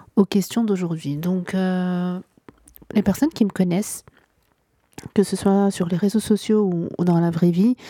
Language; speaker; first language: French; non-native, local second language; Arabic